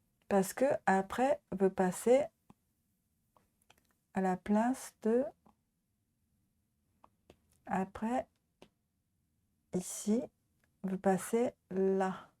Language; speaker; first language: French; non-native, learner; Japanese